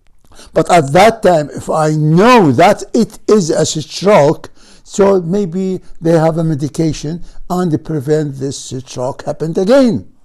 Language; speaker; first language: English; non-native, fluent; Arabic